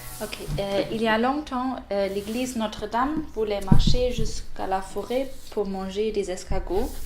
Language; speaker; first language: French; non-native, learner; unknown